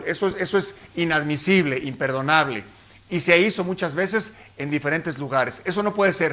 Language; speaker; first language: Spanish; native; Spanish